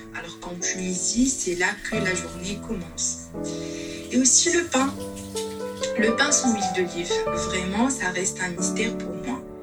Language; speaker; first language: French; non-native, local second language; Arabic